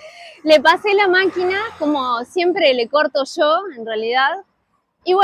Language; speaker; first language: Spanish; native; Spanish